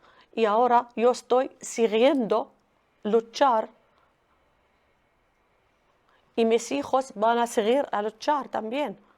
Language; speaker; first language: Spanish; non-native, learner; Arabic